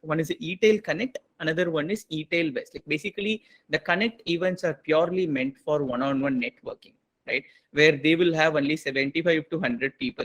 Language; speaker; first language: English; non-native, local second language; Tamil